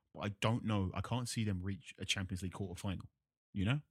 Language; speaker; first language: English; native; English